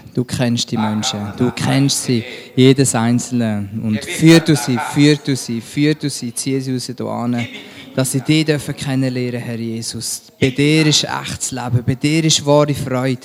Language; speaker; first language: German; native; German